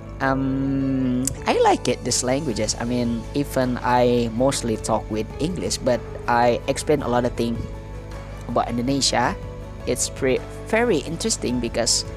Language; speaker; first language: English; non-native, learner; Indonesian